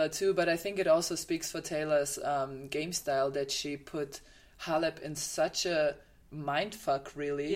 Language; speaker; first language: English; non-native, fluent; German